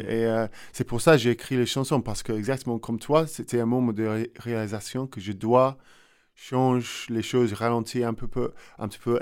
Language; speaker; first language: French; non-native, learner; English